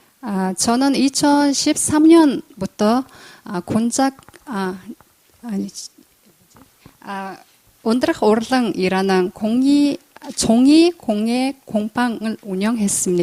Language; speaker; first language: Korean; non-native, fluent; Mongolian